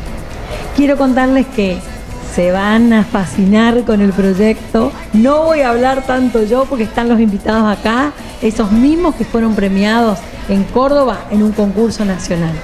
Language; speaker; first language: Spanish; native; Spanish